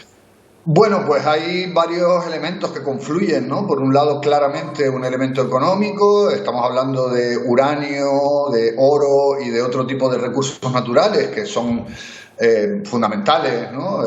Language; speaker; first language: Spanish; native; Spanish